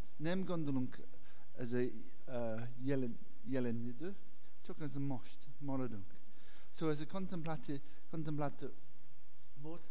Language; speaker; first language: Hungarian; non-native, learner; English